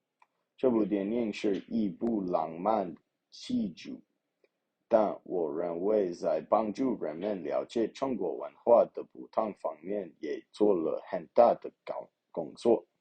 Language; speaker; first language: Chinese; non-native, learner; English